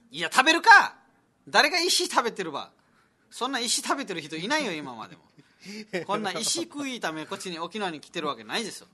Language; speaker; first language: Japanese; non-native, fluent; Nepali